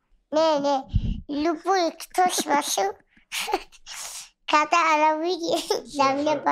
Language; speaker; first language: Russian; non-native, local second language; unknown